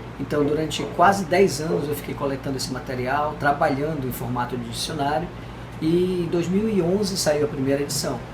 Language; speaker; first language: Portuguese; native; Portuguese